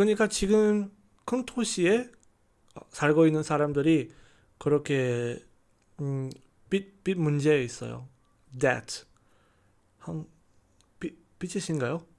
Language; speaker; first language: Korean; non-native, learner; Chinese